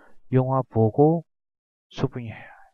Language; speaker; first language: Korean; non-native, fluent; Vietnamese